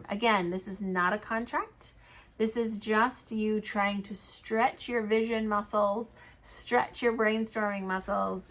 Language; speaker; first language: English; native; English